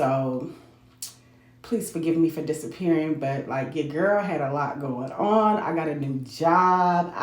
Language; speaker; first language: English; native; English